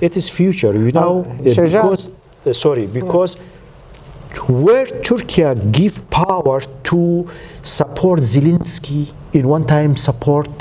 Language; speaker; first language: English; non-native, learner; Central Kurdish